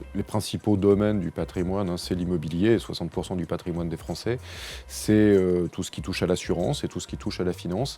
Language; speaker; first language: French; native; French